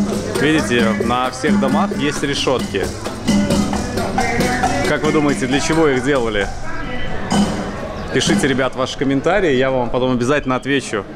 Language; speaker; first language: Russian; native; Russian